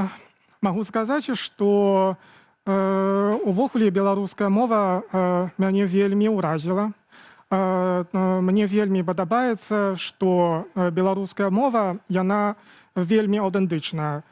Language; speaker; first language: Belarusian; non-native, fluent; Chinese